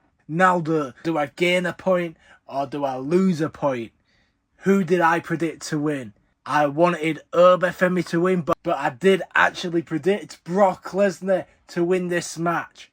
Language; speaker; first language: English; native; English